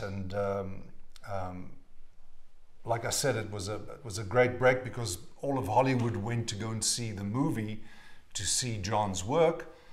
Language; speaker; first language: English; non-native, local second language; Afrikaans